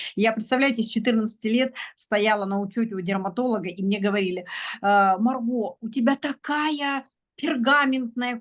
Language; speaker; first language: Russian; native; Russian